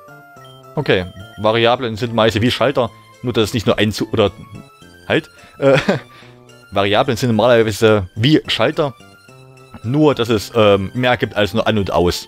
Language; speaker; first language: German; native; German